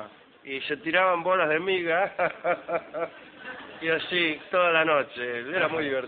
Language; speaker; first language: Spanish; native; Spanish